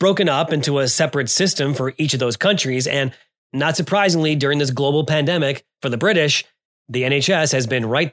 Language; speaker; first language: English; native; English